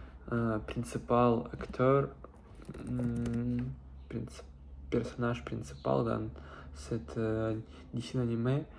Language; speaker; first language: French; non-native, learner; Russian